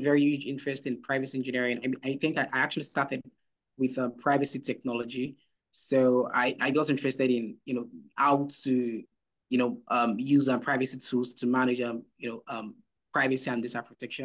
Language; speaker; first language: English; non-native, local second language; Yoruba